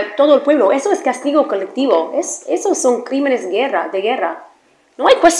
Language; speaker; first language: Spanish; non-native, fluent; Arabic